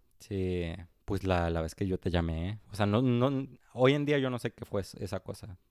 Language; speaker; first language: Spanish; early bilingual, heritage; Spanish